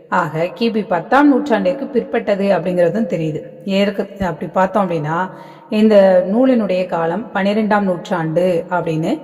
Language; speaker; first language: Tamil; native; Tamil